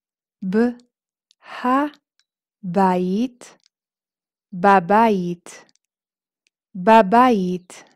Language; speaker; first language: Hebrew; non-native, fluent; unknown